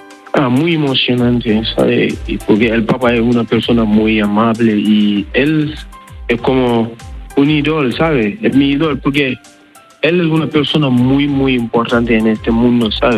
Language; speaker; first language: Spanish; non-native, learner; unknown